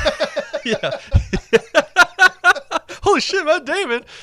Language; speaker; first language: English; native; English